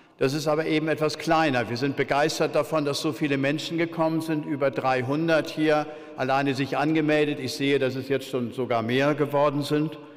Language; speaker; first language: German; native; German